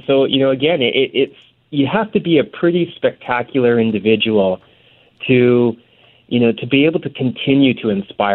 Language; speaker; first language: English; native; English